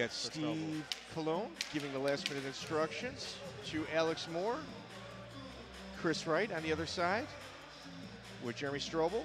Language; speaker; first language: English; native; English